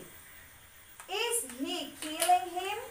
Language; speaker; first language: English; non-native, learner; Indonesian